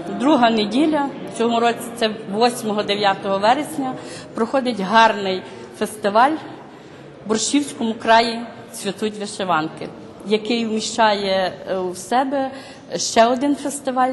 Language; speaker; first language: Ukrainian; native; Ukrainian